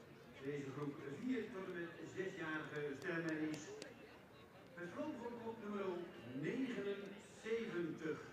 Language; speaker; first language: Dutch; native; Dutch